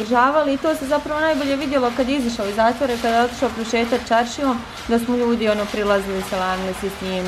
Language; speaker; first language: Bosnian; native; Bosnian